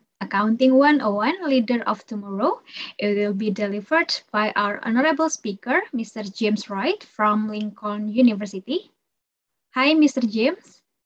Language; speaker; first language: English; non-native, fluent; Indonesian